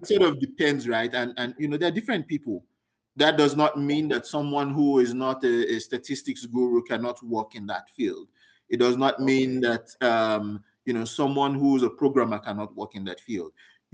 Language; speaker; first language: English; non-native, local second language; Yoruba